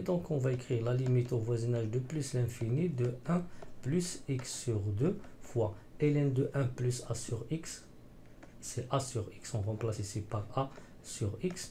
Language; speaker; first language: French; non-native, local second language; Arabic